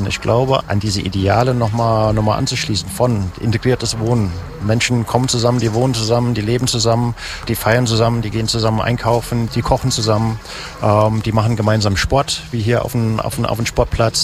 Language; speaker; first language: German; native; German